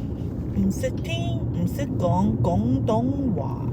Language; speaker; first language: Cantonese; non-native, learner; Japanese